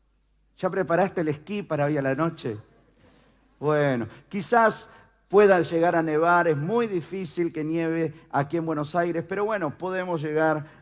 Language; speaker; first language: Spanish; native; Spanish